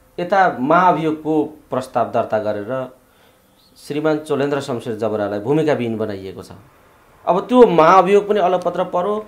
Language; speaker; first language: Nepali; native; Nepali